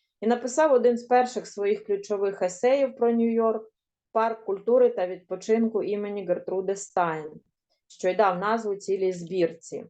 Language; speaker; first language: Ukrainian; native; Ukrainian